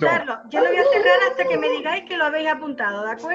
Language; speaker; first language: Spanish; native; Spanish